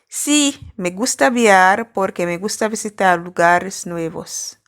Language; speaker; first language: Spanish; non-native, fluent; English